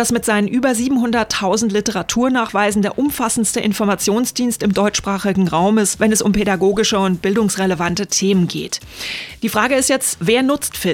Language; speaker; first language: German; native; German